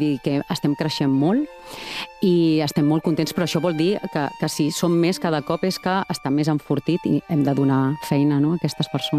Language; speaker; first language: Catalan; native; Catalan